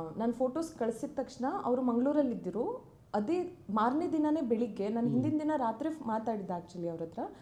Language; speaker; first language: Kannada; native; Kannada